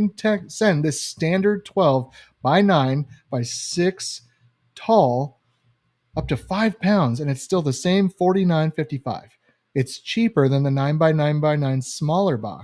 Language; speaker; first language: English; native; English